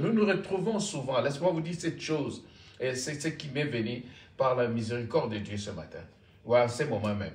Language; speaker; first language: French; non-native, local second language; Lingala